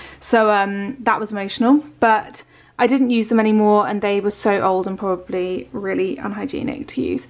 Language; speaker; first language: English; native; English